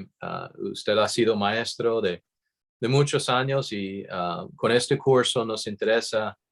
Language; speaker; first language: Spanish; non-native, fluent; English